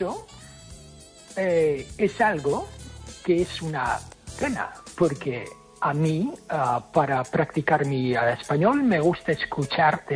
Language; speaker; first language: Spanish; non-native, fluent; English